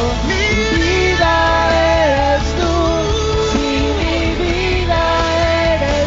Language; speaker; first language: Spanish; native; Spanish